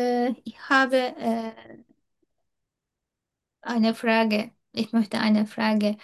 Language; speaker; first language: German; non-native, learner; Turkish